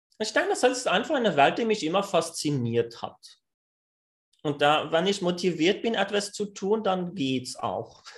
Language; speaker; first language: German; non-native, fluent; French